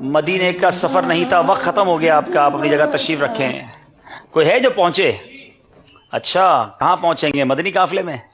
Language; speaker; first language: Urdu; native; Urdu